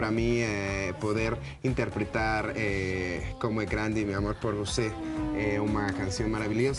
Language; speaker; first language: Portuguese; non-native, learner; Spanish